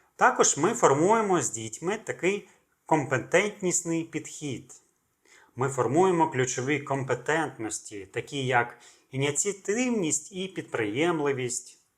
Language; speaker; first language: Ukrainian; native; Ukrainian